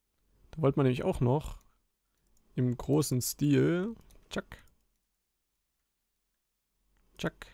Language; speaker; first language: German; native; German